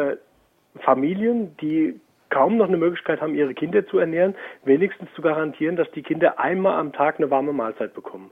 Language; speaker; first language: German; native; German